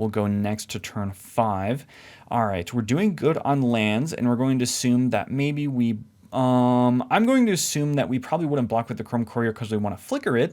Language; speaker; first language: English; native; English